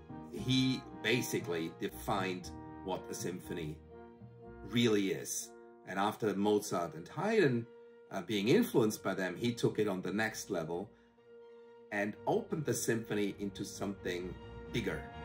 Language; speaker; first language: English; non-native, fluent; German